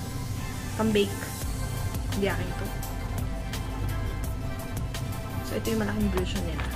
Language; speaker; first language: Filipino; native; Filipino